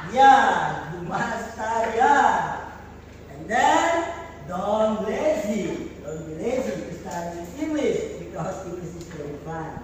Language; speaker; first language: English; non-native, fluent; Indonesian